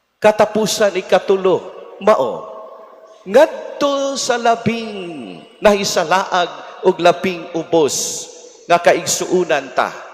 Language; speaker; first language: Cebuano; native; Cebuano